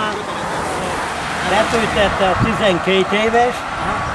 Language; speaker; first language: Hungarian; non-native, local second language; Romanian